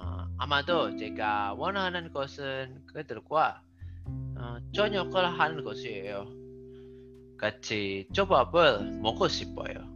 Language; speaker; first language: Korean; non-native, learner; Indonesian